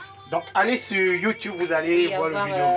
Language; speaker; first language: French; native; French